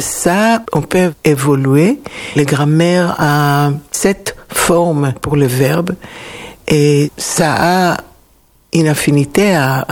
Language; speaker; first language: French; non-native, fluent; Hebrew